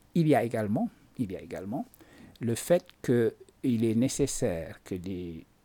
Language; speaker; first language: French; non-native, local second language; Wolof